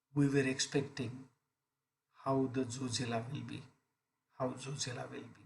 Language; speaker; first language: English; non-native, local second language; Marathi